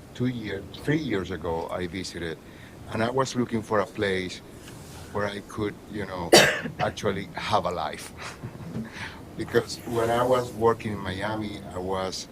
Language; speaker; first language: English; non-native, fluent; Spanish